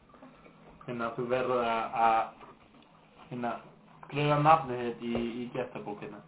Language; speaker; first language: Icelandic; non-native, learner; English